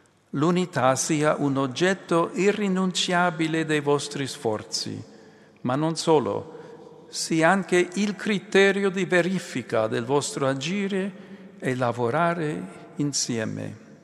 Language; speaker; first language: Italian; non-native, fluent; English